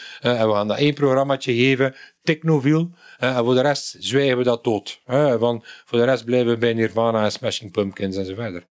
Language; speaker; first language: Dutch; native; Dutch